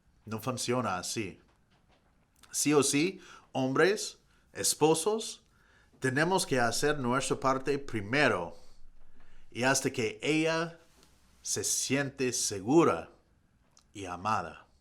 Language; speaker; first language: Spanish; non-native, fluent; English